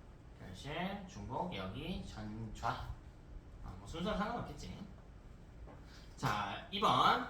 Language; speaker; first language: Korean; native; Korean